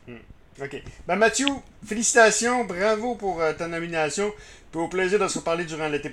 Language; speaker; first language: French; native; French